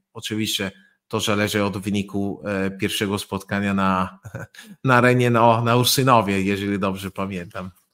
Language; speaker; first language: Polish; non-native, fluent; Italian